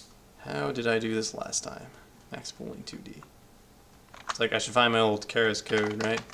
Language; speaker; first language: English; native; English